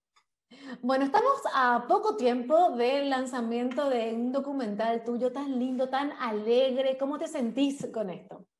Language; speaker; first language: Spanish; native; Spanish